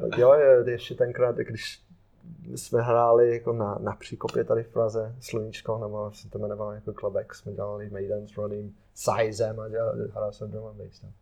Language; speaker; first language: Czech; non-native, fluent; English